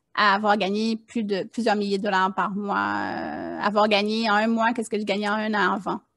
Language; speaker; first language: French; native; French